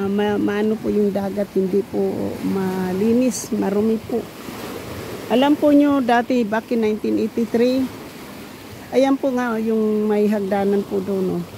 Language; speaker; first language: Filipino; non-native, local second language; Cebuano